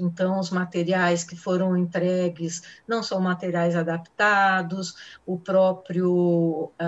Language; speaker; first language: Portuguese; native; Portuguese